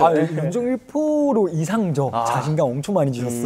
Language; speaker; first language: Korean; non-native, fluent; Chinese